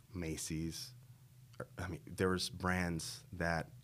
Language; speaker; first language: English; native; English